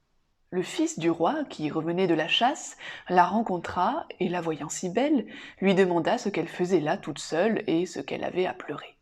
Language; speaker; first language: French; native; French